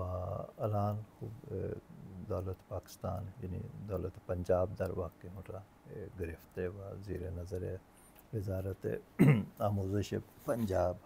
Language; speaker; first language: Persian; non-native, fluent; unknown